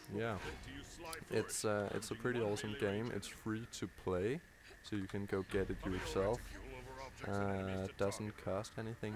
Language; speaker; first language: English; non-native, fluent; Danish